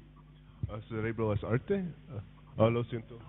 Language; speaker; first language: Spanish; non-native, learner; English